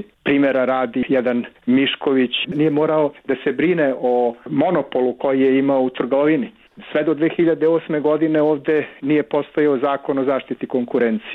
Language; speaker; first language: Serbian; native; Serbian